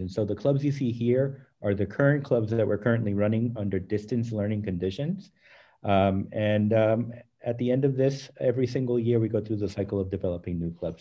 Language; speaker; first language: English; early bilingual, other home language; Spanish